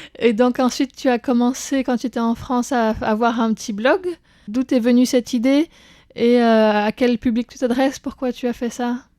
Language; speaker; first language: French; native; French